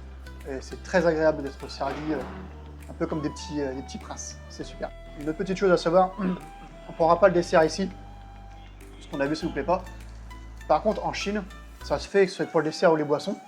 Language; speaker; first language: French; native; French